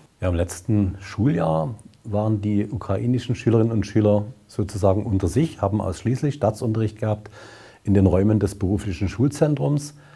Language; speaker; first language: German; native; German